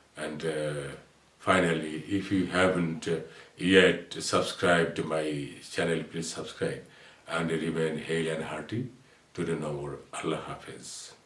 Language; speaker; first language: English; non-native, local second language; Bangla